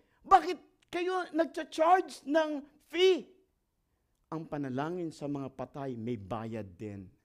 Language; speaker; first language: Filipino; native; Filipino